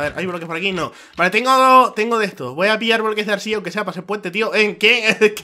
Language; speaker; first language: Spanish; native; Spanish